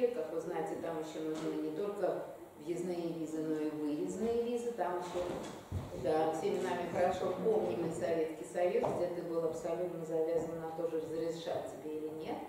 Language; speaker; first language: Russian; native; Russian